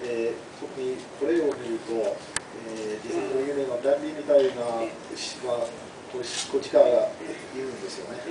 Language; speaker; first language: Japanese; non-native, fluent; English